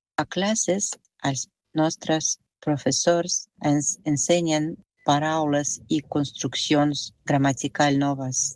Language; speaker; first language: Catalan; non-native, learner; Russian